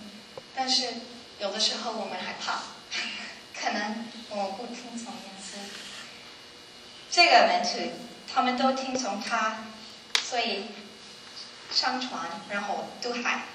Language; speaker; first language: Chinese; non-native, learner; English